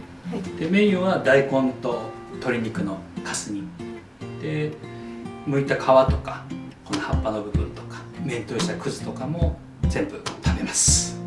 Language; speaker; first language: Japanese; native; Japanese